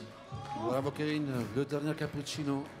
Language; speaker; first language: French; native; French